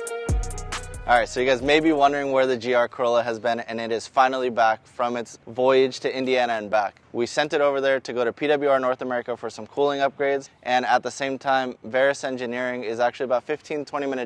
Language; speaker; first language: English; native; English